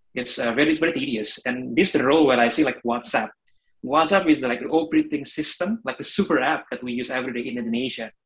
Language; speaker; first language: English; non-native, fluent; Indonesian